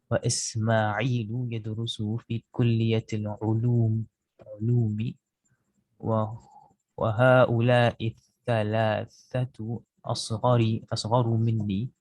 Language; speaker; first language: Arabic; non-native, learner; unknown